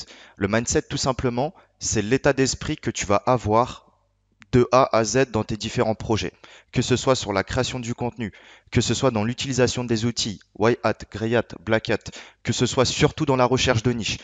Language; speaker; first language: French; native; French